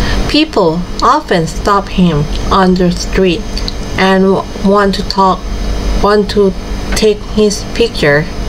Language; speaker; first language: English; non-native, fluent; Thai